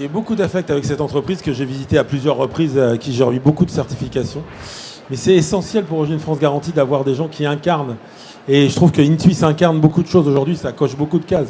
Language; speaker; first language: French; native; French